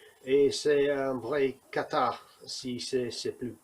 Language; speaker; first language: French; non-native, learner; English